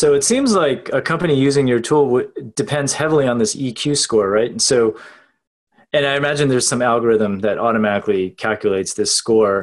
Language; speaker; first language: English; native; English